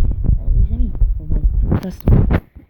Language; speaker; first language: French; native; French